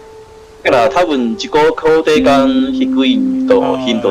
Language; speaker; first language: Japanese; non-native, learner; Chinese